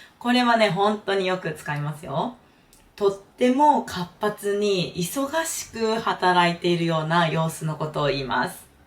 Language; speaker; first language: Japanese; native; Japanese